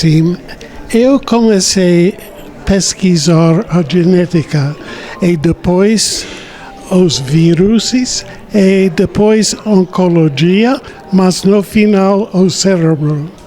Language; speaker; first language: Portuguese; non-native, learner; English